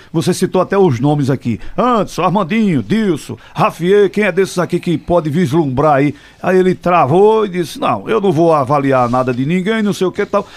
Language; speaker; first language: Portuguese; native; Portuguese